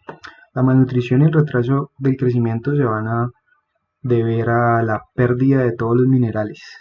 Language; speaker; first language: Spanish; native; Spanish